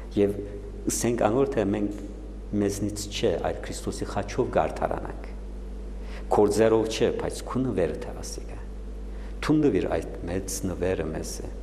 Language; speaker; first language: Armenian; early bilingual, heritage; Armenian